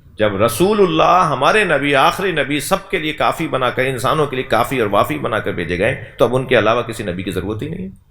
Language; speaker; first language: Urdu; native; Urdu